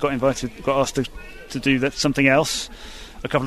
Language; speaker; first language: English; native; English